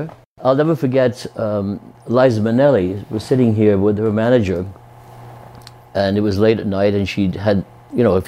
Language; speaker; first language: English; native; English